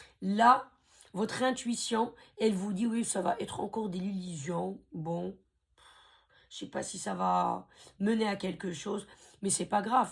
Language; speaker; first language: French; native; French